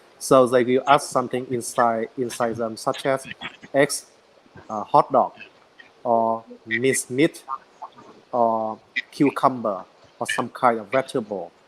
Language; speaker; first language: English; non-native, learner; Vietnamese